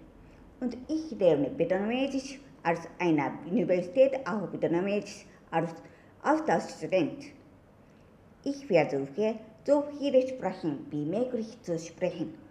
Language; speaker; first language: German; non-native, learner; Japanese